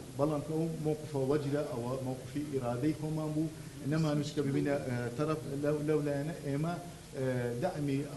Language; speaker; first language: Central Kurdish; non-native, local second language; Azerbaijani